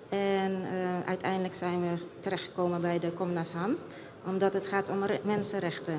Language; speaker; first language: Dutch; early bilingual, other home language; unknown